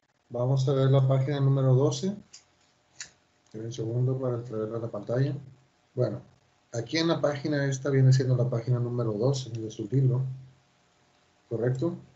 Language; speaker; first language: Spanish; native; Spanish